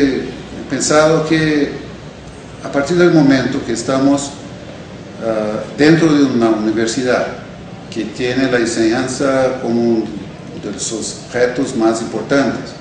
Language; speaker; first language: Spanish; non-native, fluent; Portuguese